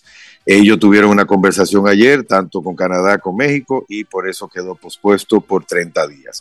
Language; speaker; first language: Spanish; native; Spanish